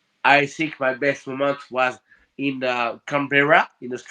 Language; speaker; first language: English; non-native, learner; French